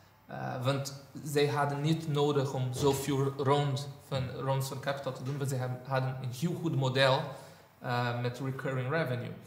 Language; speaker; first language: Dutch; non-native, fluent; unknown